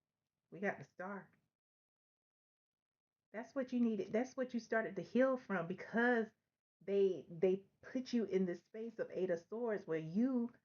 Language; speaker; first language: English; native; English